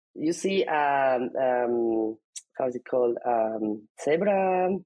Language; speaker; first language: English; non-native, fluent; Spanish